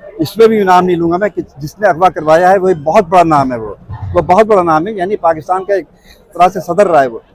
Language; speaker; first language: Urdu; native; Urdu